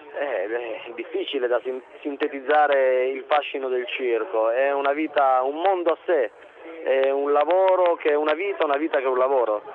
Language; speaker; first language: Italian; native; Italian